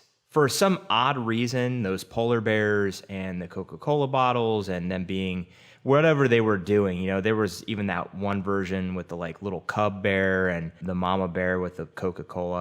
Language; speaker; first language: English; native; English